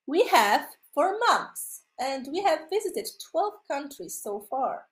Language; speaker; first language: English; non-native, fluent; Polish